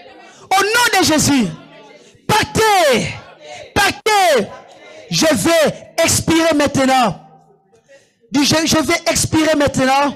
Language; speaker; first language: French; non-native, local second language; Lingala